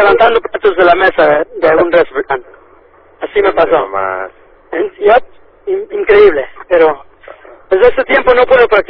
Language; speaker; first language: Spanish; early bilingual, heritage; Spanish